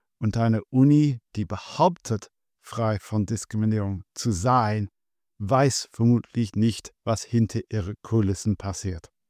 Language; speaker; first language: German; non-native, fluent; English